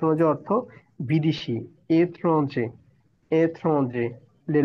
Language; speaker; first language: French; non-native, fluent; Bangla